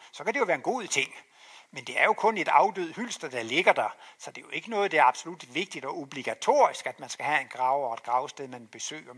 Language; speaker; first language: Danish; native; Danish